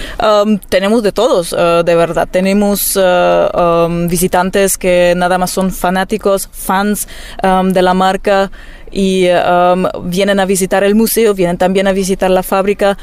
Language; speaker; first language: Spanish; non-native, fluent; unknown